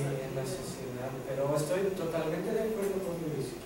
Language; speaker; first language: Spanish; non-native, fluent; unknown